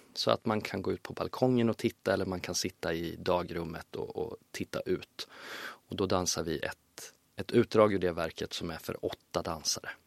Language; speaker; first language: Swedish; native; Swedish